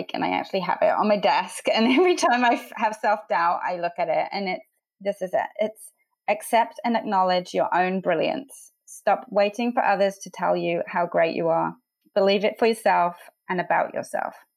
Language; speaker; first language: English; native; English